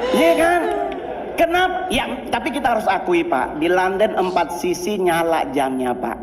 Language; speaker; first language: Indonesian; native; Indonesian